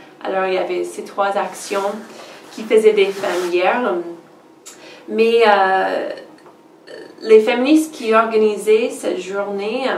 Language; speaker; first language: French; non-native, fluent; English